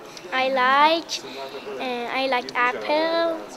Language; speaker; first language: English; non-native, learner; Persian